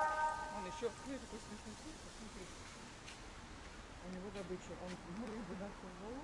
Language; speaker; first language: Russian; non-native, learner; Turkish